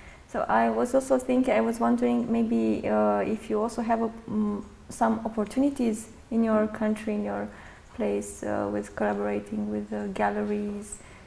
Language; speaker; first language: English; non-native, fluent; Romanian